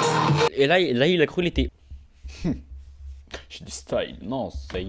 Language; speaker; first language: French; native; French